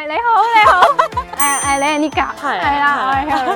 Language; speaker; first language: Cantonese; native; Cantonese